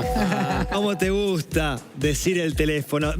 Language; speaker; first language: Spanish; native; Spanish